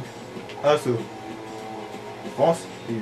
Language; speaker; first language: French; native; French